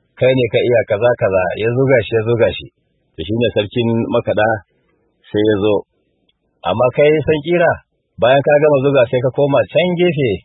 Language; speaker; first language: Hausa; native; Hausa